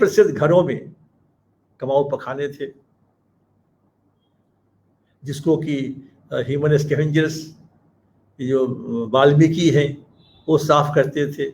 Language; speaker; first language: Hindi; native; Hindi